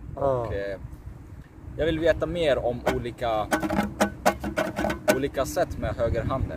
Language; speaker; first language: Swedish; early bilingual, other home language; Persian